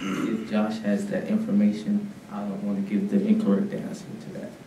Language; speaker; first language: English; native; English